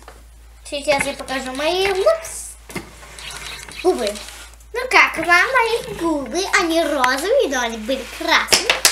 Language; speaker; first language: Russian; early bilingual, heritage; Russian